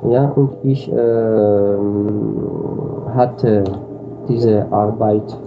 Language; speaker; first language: German; non-native, learner; Armenian